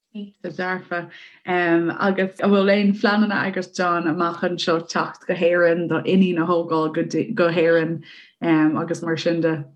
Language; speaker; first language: Irish; non-native, local second language; English